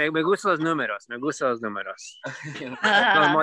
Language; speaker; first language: Spanish; early bilingual, heritage; Spanish